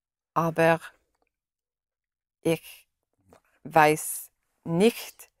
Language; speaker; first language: German; non-native, learner; English